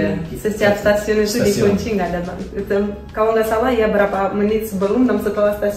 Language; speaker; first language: Indonesian; non-native, fluent; Russian